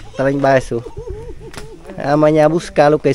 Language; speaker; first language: Portuguese; non-native, learner; Vietnamese